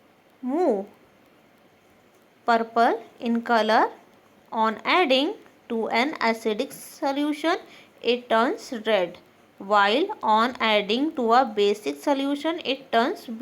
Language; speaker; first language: English; non-native, local second language; Hindi